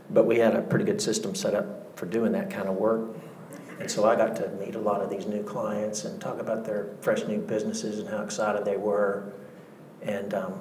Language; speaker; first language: English; native; English